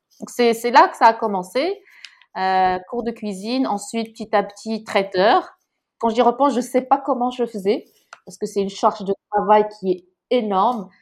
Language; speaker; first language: French; non-native, local second language; Arabic